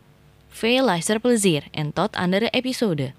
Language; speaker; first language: Dutch; non-native, learner; Indonesian